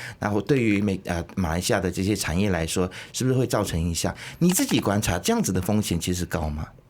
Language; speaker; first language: Chinese; native; Chinese